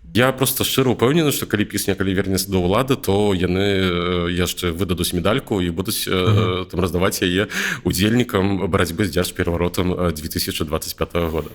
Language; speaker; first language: Belarusian; non-native, local second language; Russian